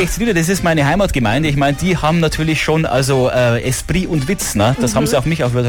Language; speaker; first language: German; native; German